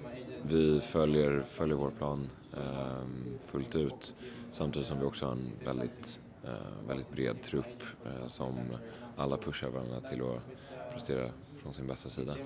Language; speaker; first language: Swedish; native; Swedish